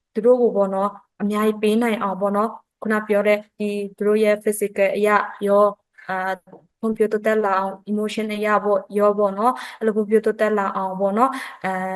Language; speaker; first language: Burmese; non-native, local second language; Pa'o Karen